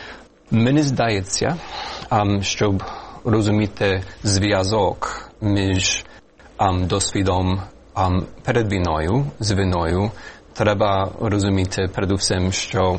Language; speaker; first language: Ukrainian; non-native, fluent; English